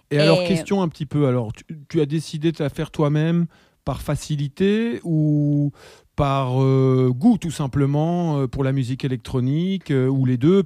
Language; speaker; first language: French; native; French